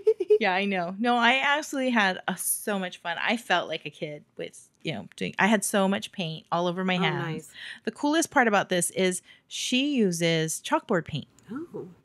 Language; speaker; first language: English; native; English